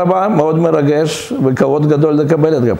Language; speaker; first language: Hebrew; non-native, fluent; Russian